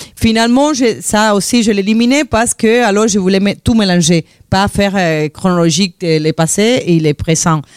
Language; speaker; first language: French; non-native, fluent; Spanish